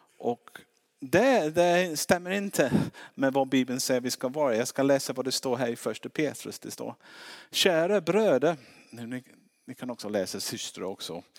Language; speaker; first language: Swedish; non-native, fluent; English